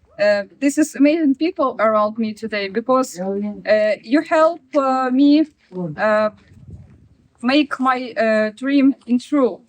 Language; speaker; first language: English; non-native, learner; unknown